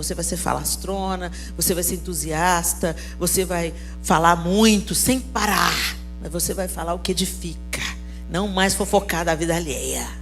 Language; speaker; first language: Portuguese; native; Portuguese